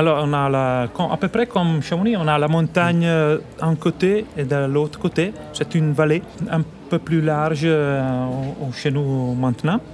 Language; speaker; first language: French; non-native, learner; Italian